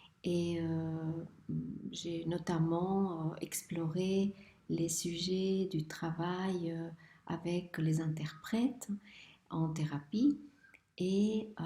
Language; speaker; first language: French; non-native, fluent; Spanish